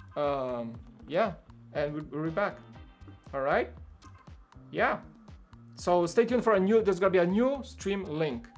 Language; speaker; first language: English; non-native, fluent; Polish